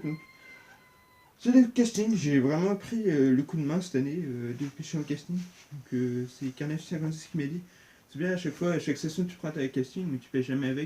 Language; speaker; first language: French; native; French